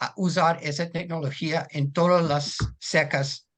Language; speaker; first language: Spanish; non-native, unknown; English